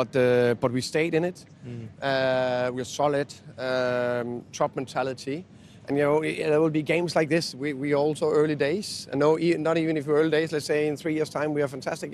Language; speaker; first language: English; non-native, fluent; Danish